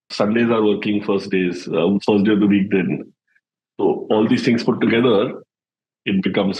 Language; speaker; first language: English; non-native, local second language; Hindi